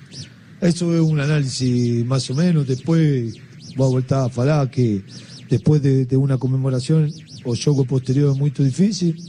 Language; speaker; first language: Portuguese; non-native, learner; Spanish